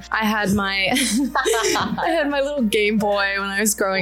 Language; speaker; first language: English; native; English